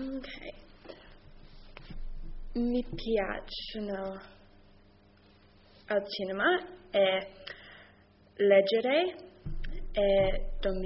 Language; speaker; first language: Italian; non-native, learner; English